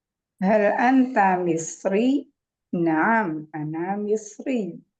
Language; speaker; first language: Arabic; non-native, learner; Indonesian